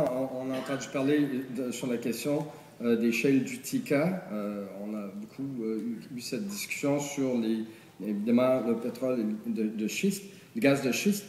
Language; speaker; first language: French; native; French